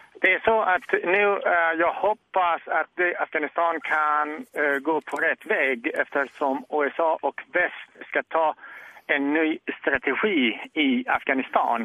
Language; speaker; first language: Swedish; non-native, fluent; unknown